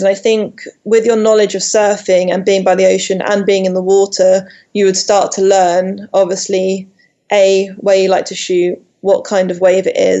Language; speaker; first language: English; native; English